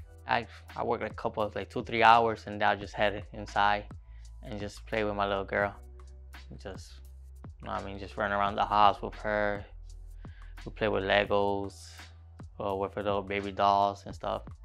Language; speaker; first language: English; non-native, fluent; Spanish